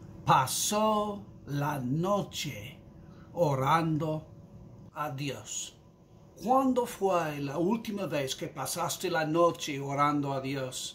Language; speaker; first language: Spanish; non-native, fluent; English